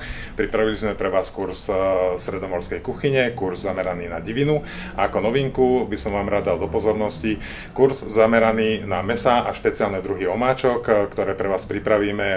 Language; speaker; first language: Slovak; native; Slovak